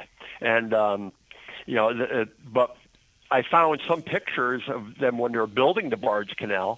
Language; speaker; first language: English; native; English